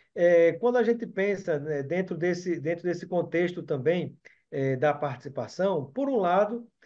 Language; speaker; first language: Portuguese; native; Portuguese